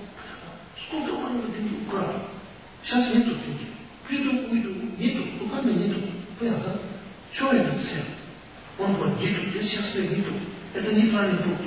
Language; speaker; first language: Russian; non-native, learner; Tibetan